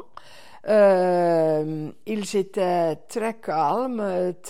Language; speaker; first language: French; non-native, fluent; Dutch